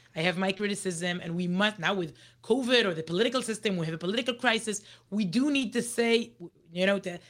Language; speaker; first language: English; non-native, fluent; Hebrew